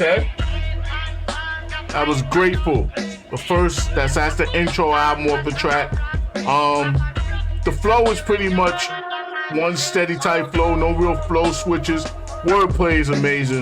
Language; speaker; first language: English; native; English